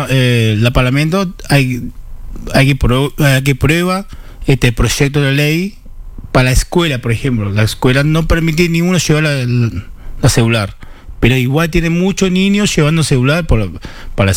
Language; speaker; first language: Spanish; non-native, learner; Chinese